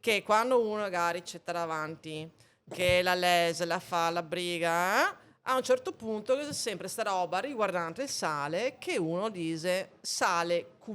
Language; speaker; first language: Italian; native; Italian